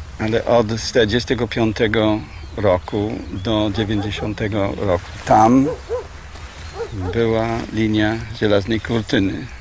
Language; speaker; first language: Polish; non-native, fluent; English